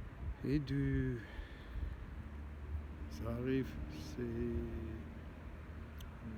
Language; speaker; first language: French; non-native, learner; Armenian